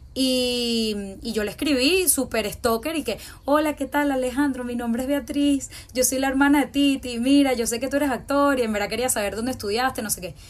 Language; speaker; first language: Spanish; native; Spanish